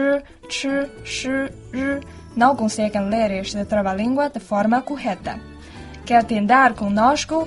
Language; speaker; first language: Portuguese; non-native, fluent; Chinese